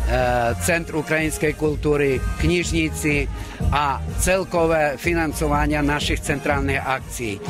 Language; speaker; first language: Slovak; non-native, local second language; Ukrainian